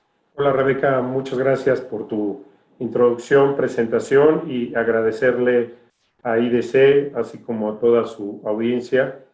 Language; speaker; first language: Spanish; native; Spanish